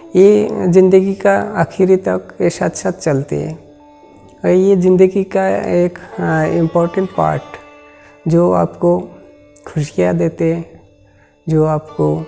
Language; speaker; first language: Hindi; non-native, local second language; Bangla